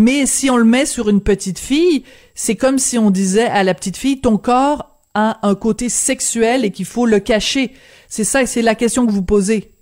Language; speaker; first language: French; native; French